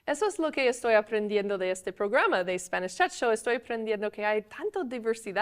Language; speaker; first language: Spanish; non-native, fluent; English